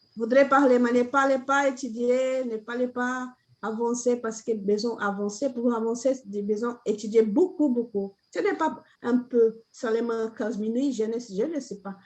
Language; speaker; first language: French; non-native, learner; Portuguese